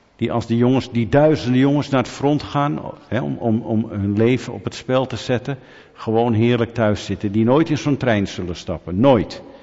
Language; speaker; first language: Dutch; native; Dutch